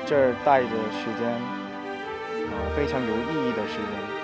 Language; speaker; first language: Chinese; non-native, fluent; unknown